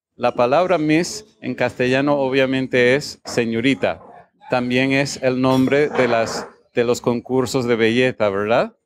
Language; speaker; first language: Spanish; non-native, fluent; English